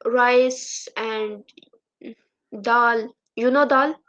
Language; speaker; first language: English; non-native, learner; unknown